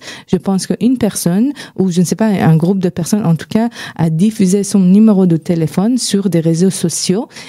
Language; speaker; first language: French; non-native, fluent; Persian